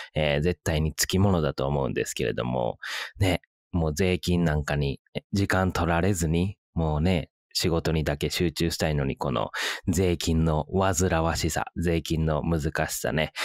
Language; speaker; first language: Japanese; native; Japanese